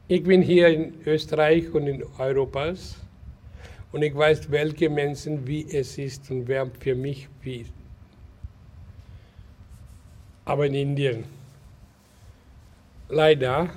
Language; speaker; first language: German; non-native, learner; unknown